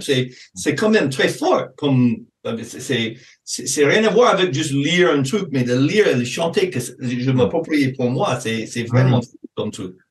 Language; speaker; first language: French; non-native, fluent; English